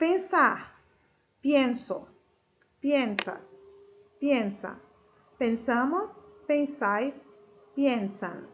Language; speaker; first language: Spanish; non-native, fluent; Portuguese